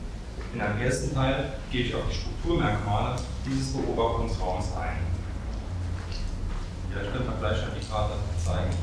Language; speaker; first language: German; native; German